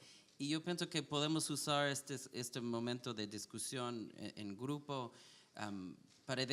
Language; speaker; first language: Spanish; non-native, learner; English